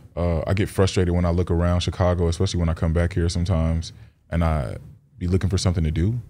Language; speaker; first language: English; native; English